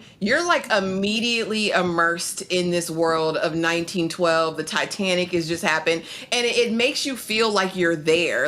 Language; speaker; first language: English; native; English